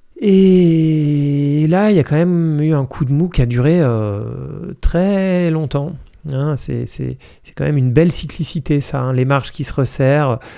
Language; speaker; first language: French; native; French